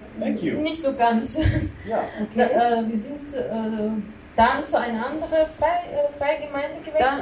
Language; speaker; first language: German; non-native, learner; Russian